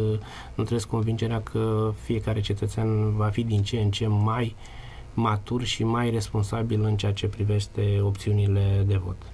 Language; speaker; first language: Romanian; native; Romanian